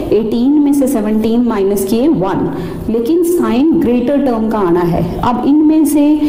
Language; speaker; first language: Hindi; non-native, local second language; Punjabi